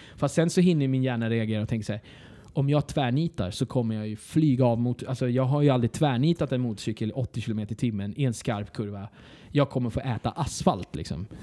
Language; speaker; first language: Swedish; early bilingual, other home language; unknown